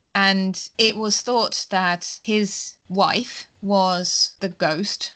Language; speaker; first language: English; non-native, fluent; German